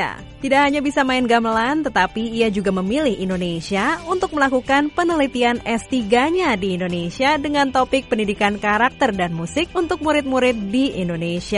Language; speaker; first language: Indonesian; native; Indonesian